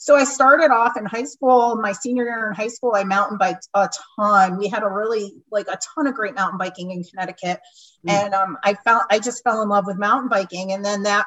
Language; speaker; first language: English; native; English